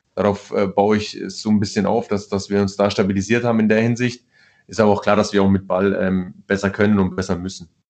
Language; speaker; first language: German; early bilingual, other home language; Italian